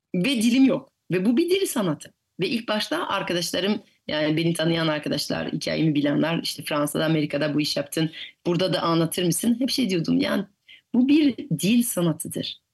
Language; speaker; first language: Turkish; non-native, fluent; French